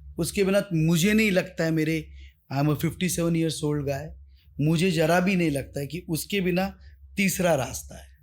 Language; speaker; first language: Hindi; non-native, local second language; Marathi